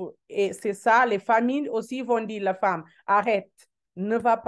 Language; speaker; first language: French; non-native, learner; Portuguese